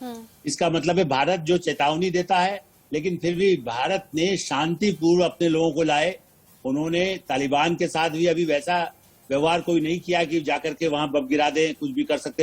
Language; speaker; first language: Hindi; native; Hindi